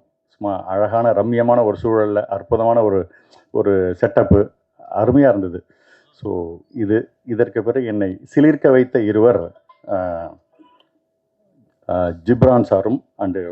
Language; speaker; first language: Tamil; native; Tamil